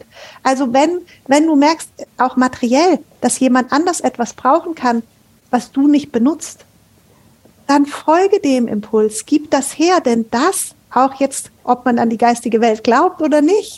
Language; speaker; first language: German; native; German